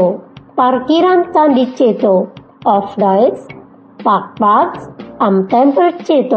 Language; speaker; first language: German; non-native, fluent; Indonesian